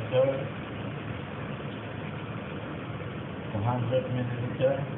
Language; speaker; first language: English; non-native, learner; Indonesian